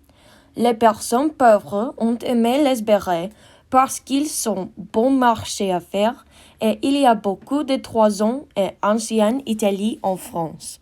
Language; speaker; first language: French; non-native, learner; English